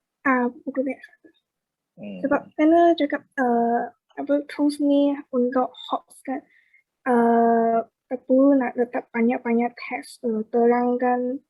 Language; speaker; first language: Malay; native; Malay